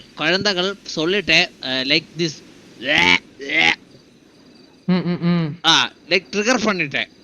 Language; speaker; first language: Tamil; non-native, learner; Malayalam